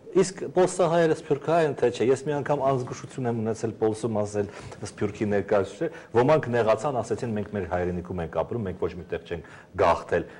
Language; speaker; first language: Armenian; native; Armenian